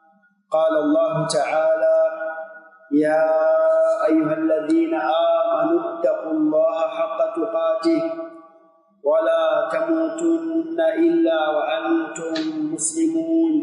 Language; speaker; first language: Arabic; non-native, fluent; Swahili